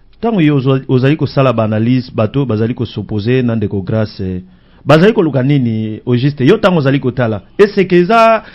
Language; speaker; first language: Lingala; non-native, local second language; Kongo